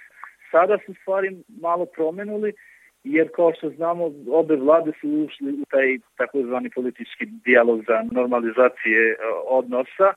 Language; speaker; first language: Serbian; non-native, local second language; Albanian